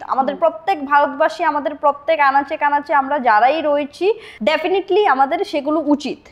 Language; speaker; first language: Bangla; native; Bangla